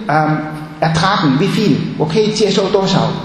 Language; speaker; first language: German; non-native, fluent; Chinese